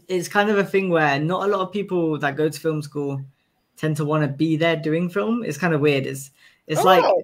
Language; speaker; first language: English; native; English